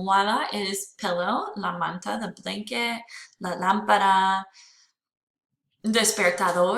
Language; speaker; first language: Spanish; non-native, fluent; English